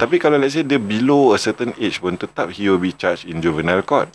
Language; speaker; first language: English; non-native, local second language; Malay